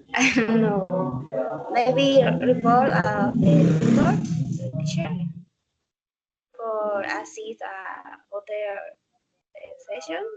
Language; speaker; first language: English; non-native, learner; Spanish